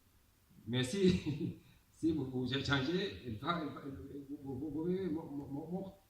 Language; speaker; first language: French; non-native, learner; Arabic